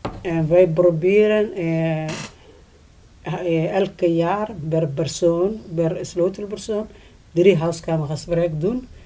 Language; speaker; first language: Dutch; non-native, learner; Somali